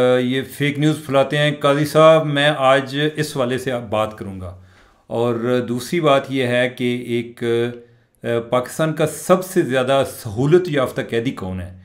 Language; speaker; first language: Urdu; non-native, local second language; Punjabi